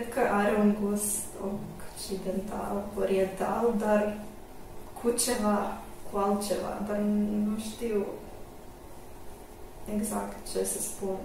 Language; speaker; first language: Romanian; non-native, learner; Croatian